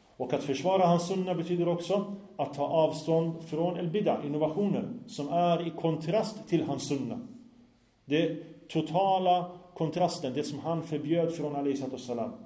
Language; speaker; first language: Swedish; non-native, fluent; Arabic